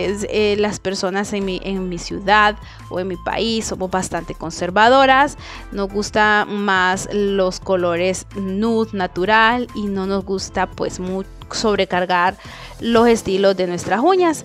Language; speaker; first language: Spanish; native; Spanish